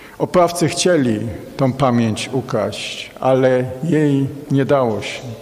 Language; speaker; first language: Polish; native; Polish